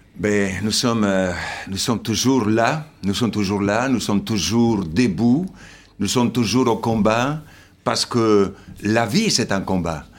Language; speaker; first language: French; non-native, fluent; Slovenian